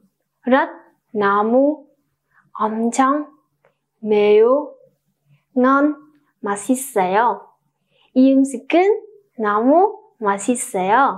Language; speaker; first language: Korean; non-native, learner; Vietnamese